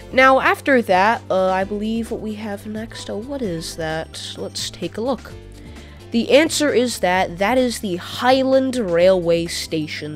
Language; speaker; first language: English; native; English